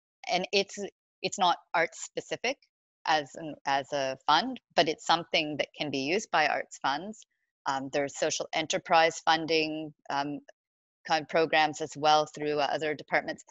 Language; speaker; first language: English; native; English